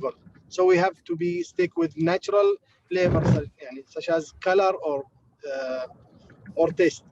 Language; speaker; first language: English; non-native, learner; Arabic